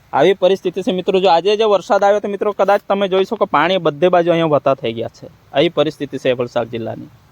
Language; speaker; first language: Gujarati; native; Gujarati